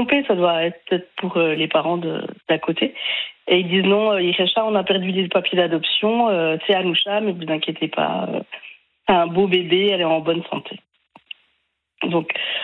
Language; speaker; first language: French; native; French